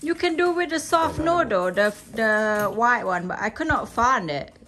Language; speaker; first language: English; non-native, learner; Thai